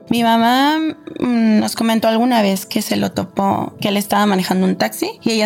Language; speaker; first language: Spanish; native; Spanish